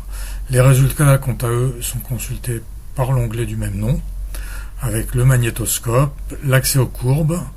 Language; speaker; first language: French; native; French